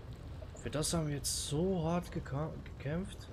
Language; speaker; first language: German; native; German